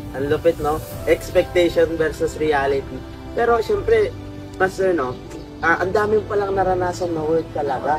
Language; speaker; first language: Filipino; native; Filipino